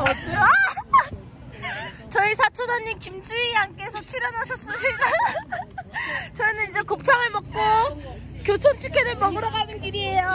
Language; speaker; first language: Korean; early bilingual, heritage; Korean